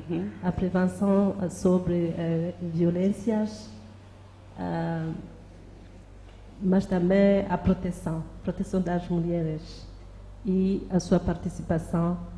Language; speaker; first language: Portuguese; non-native, learner; Kinyarwanda